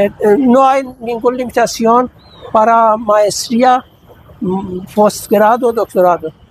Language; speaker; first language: Spanish; non-native, fluent; Persian